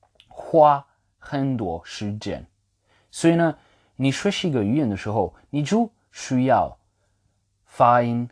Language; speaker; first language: Chinese; non-native, fluent; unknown